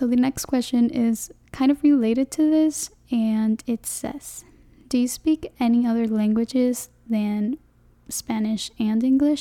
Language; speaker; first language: English; non-native, fluent; Spanish